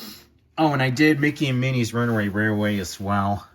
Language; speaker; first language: English; native; English